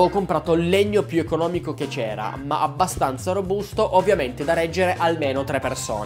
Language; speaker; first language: Italian; native; Italian